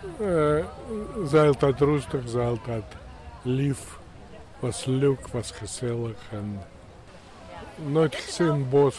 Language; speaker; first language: Dutch; non-native, learner; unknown